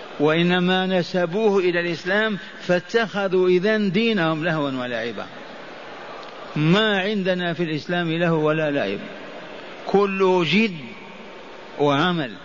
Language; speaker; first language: Arabic; native; Arabic